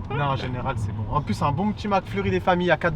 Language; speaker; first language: French; native; French